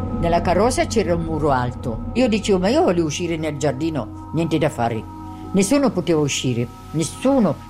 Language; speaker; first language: Italian; non-native, local second language; German